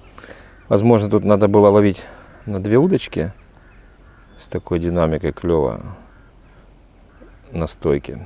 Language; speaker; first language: Russian; native; Russian